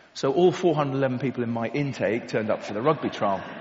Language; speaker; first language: English; native; English